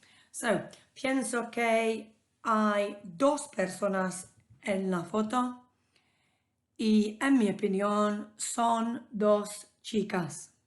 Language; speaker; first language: Spanish; non-native, fluent; English